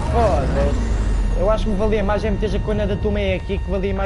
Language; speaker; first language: Portuguese; native; Portuguese